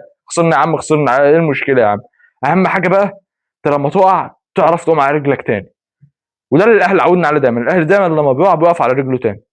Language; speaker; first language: Arabic; native; Arabic